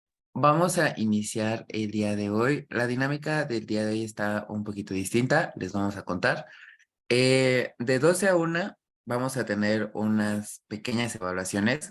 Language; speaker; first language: Spanish; native; Spanish